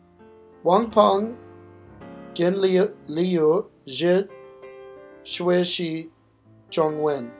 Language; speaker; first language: Chinese; non-native, learner; English